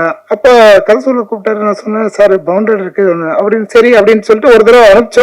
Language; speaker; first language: Tamil; native; Tamil